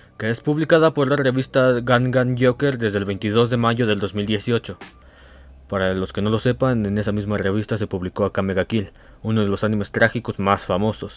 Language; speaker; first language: Spanish; native; Spanish